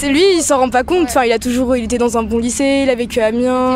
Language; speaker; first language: French; native; French